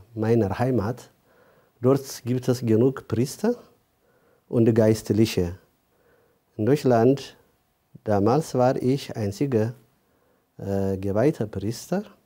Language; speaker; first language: German; non-native, fluent; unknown